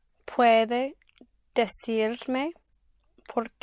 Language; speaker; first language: Spanish; non-native, learner; English